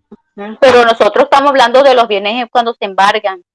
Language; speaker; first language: Spanish; native; Spanish